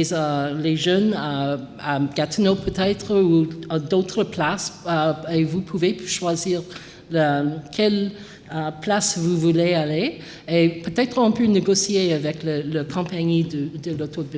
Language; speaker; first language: French; non-native, local second language; English